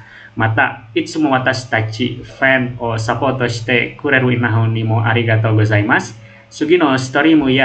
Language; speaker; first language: Japanese; non-native, learner; Indonesian